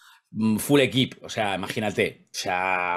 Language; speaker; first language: Spanish; native; Spanish